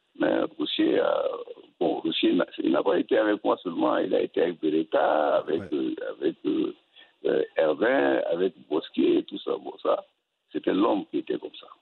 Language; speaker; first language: French; non-native, local second language; Bambara